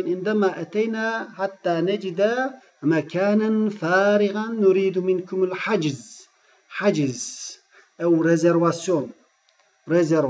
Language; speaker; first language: Arabic; non-native, fluent; Turkish